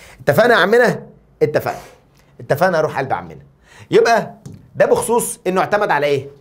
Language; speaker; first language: Arabic; native; Arabic